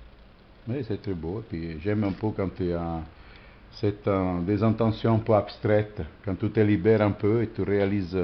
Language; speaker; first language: French; non-native, fluent; Italian